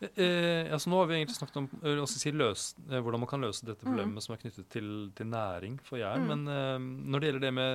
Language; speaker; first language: Norwegian; native; Norwegian